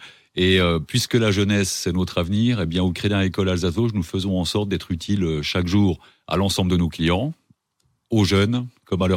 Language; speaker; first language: French; native; French